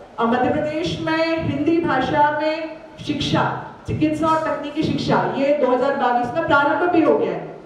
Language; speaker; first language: Hindi; native; Hindi